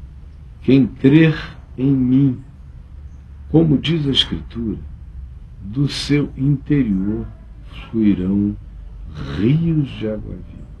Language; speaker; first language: Portuguese; native; Portuguese